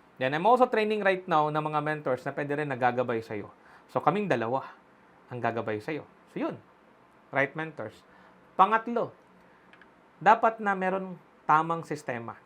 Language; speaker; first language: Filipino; non-native, local second language; Cebuano